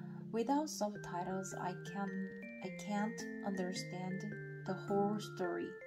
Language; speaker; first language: English; non-native, learner; Korean